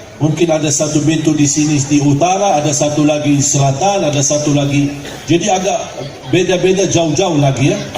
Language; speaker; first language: Malay; non-native, fluent; Arabic